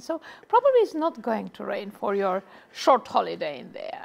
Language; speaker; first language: English; non-native, fluent; Romanian